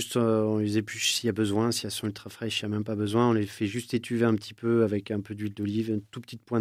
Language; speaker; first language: French; native; French